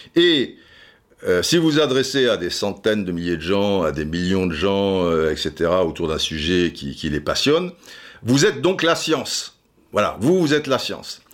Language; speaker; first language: French; native; French